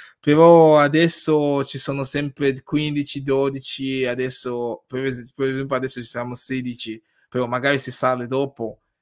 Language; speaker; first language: Italian; non-native, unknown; English